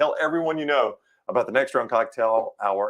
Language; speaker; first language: English; native; English